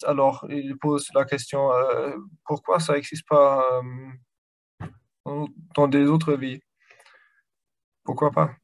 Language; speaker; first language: French; non-native, fluent; German